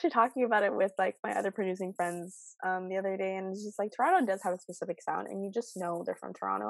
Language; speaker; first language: English; native; English